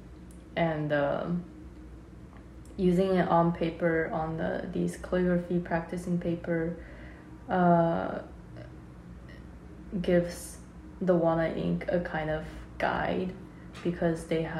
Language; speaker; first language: English; non-native, local second language; Cantonese